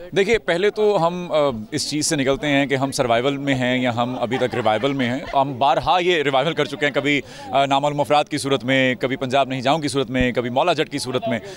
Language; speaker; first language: Urdu; non-native, local second language; Punjabi